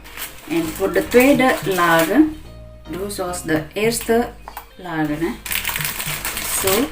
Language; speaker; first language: Dutch; non-native, learner; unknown